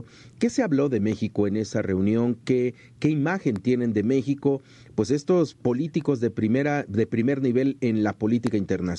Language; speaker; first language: Spanish; native; Spanish